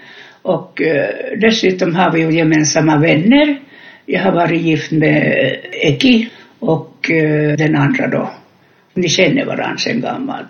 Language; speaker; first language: Swedish; non-native, fluent; Finnish